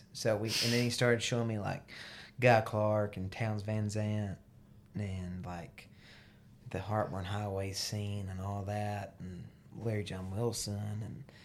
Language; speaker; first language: English; native; English